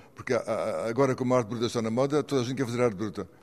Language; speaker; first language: Portuguese; native; Portuguese